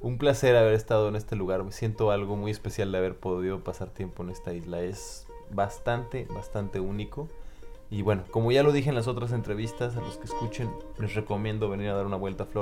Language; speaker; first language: Spanish; native; Spanish